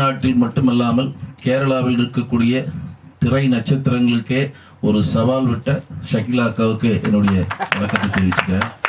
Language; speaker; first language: Tamil; native; Tamil